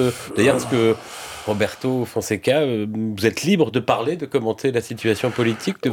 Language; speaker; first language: French; native; French